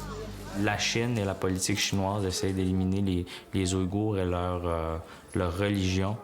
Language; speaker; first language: French; non-native, fluent; Uyghur